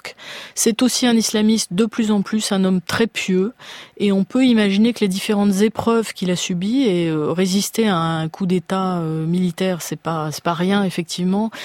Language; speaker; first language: French; native; French